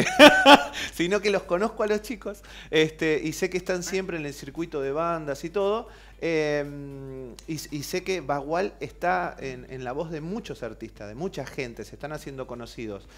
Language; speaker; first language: Spanish; native; Spanish